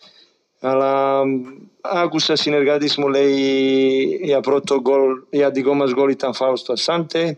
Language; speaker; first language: Greek; non-native, fluent; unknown